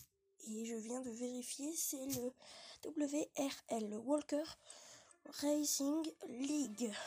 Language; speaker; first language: French; native; French